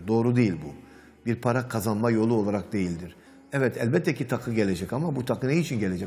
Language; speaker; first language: Turkish; native; Turkish